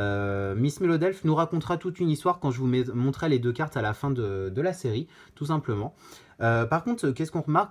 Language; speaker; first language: French; native; French